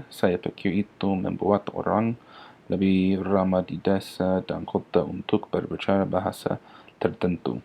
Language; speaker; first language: Indonesian; non-native, learner; English